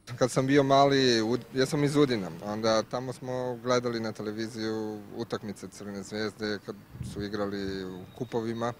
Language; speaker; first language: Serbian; non-native, learner; Italian